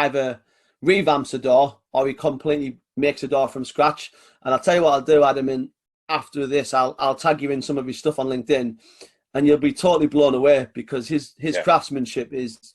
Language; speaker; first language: English; native; English